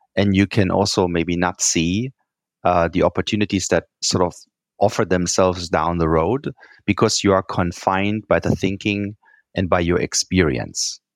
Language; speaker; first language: English; non-native, fluent; German